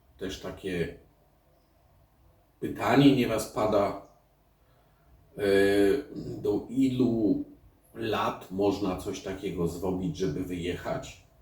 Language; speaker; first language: Polish; native; Polish